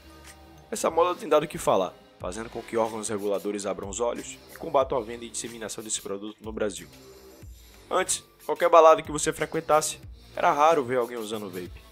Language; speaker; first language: Portuguese; native; Portuguese